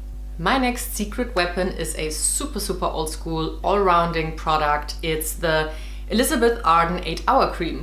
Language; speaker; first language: English; non-native, fluent; German